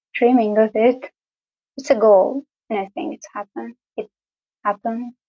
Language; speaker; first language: English; non-native, fluent; Persian